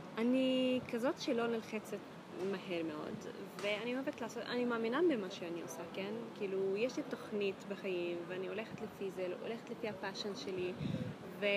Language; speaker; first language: Hebrew; non-native, local second language; Arabic